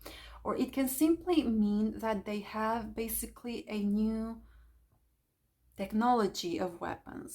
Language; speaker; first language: English; non-native, fluent; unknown